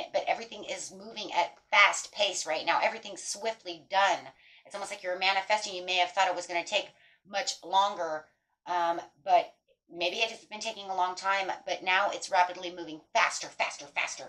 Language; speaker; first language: English; native; English